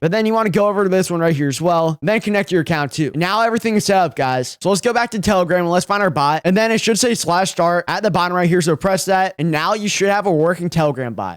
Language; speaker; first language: English; native; English